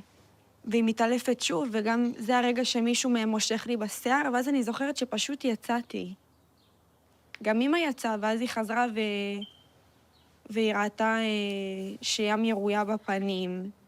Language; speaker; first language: Hebrew; native; Hebrew